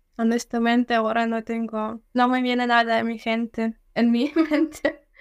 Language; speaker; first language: Spanish; non-native, fluent; Ukrainian